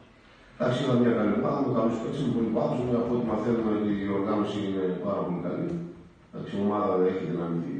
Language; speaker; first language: Greek; non-native, learner; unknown